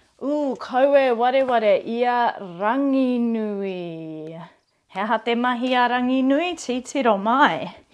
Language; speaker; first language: Māori; non-native, local second language; English